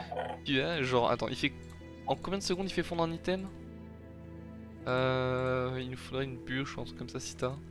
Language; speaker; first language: French; native; French